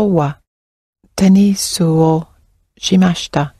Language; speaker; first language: Japanese; non-native, learner; English